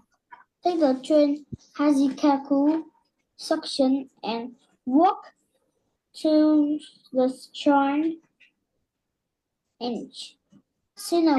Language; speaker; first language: English; non-native, learner; Vietnamese